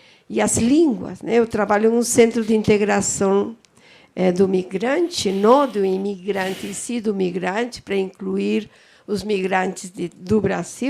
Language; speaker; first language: Portuguese; non-native, fluent; Spanish